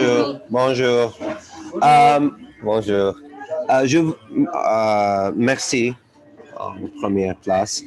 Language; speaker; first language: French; non-native, learner; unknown